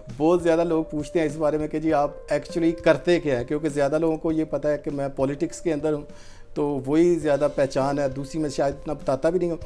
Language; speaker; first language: Hindi; non-native, local second language; Punjabi